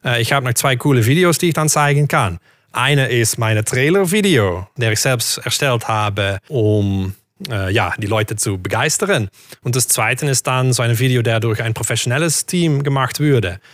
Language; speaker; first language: German; non-native, fluent; Dutch